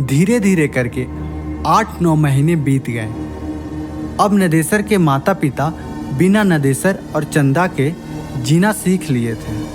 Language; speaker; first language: Hindi; native; Hindi